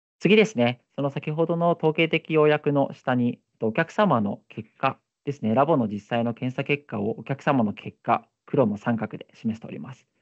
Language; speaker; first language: Japanese; native; Japanese